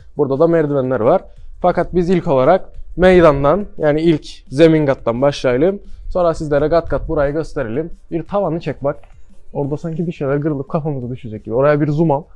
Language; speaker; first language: Turkish; native; Turkish